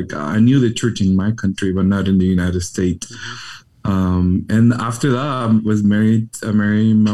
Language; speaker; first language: English; non-native, fluent; Spanish